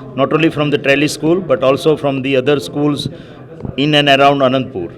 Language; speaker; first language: English; non-native, local second language; Gujarati